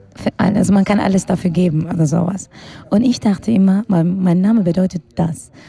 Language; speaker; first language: German; non-native, fluent; Kurdish